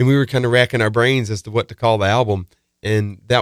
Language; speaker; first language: English; native; English